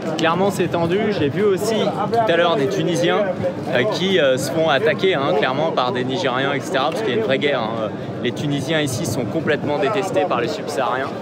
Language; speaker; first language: French; native; French